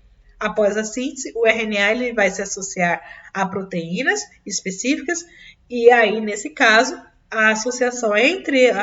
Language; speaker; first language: Portuguese; native; Portuguese